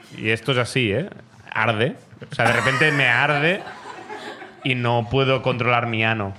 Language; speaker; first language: Spanish; non-native, local second language; Catalan